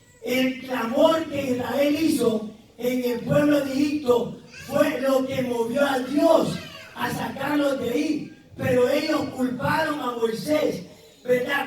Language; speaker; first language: Spanish; native; Spanish